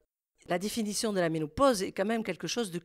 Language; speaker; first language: French; native; French